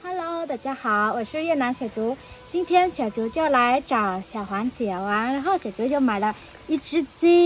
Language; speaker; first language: Chinese; non-native, learner; Vietnamese